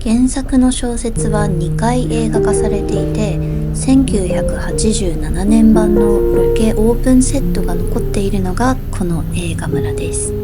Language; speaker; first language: Japanese; native; Japanese